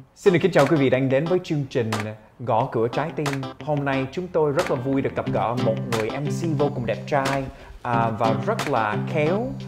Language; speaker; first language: Vietnamese; non-native, fluent; English